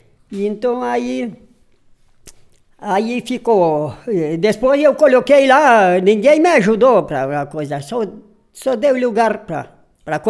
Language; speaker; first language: Portuguese; non-native, local second language; Polish